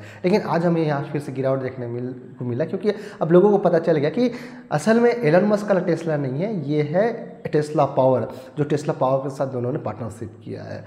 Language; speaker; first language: Hindi; native; Hindi